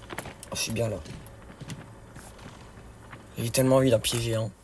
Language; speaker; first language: French; native; French